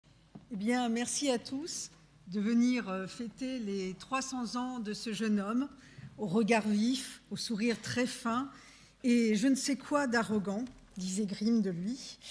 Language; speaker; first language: French; native; French